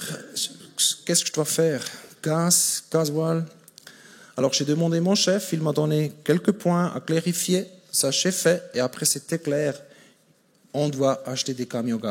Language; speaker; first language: French; non-native, fluent; German